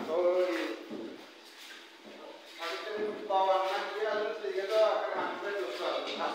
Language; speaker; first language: Hindi; non-native, learner; Bangla